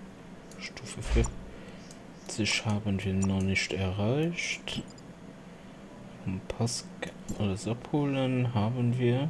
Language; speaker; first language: German; non-native, local second language; Luxembourgish